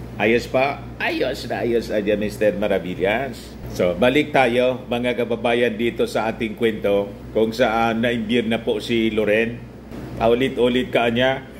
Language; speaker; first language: Filipino; native; Filipino